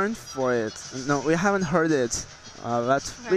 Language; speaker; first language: English; non-native, learner; Chinese